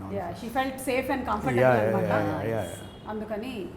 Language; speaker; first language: Telugu; native; Telugu